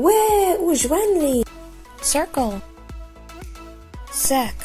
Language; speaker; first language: Haitian Creole; early bilingual, heritage; Haitian Creole